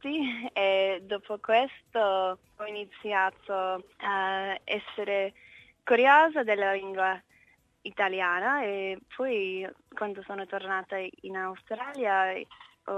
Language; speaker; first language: Italian; non-native, learner; English